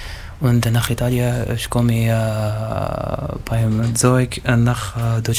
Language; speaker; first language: German; non-native, learner; Arabic